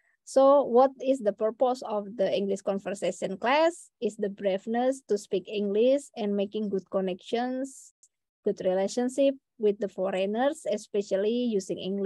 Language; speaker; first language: English; non-native, fluent; Indonesian